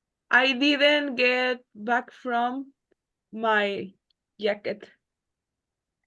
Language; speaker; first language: English; non-native, learner; Spanish